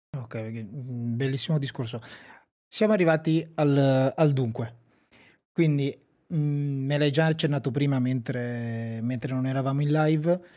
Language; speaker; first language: Italian; native; Italian